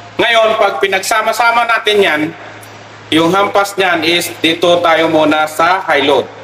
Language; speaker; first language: Filipino; native; Filipino